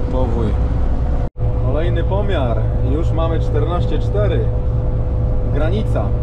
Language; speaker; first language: Polish; native; Polish